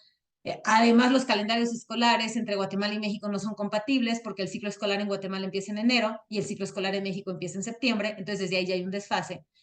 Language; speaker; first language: Spanish; native; Spanish